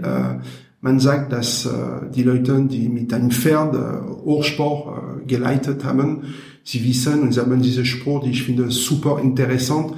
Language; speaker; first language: German; non-native, learner; French